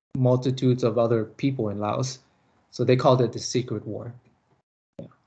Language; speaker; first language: English; early bilingual, other home language; Lao